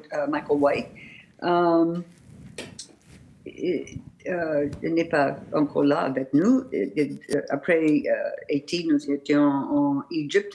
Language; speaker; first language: French; non-native, learner; English